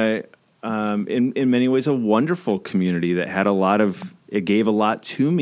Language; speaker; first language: English; native; English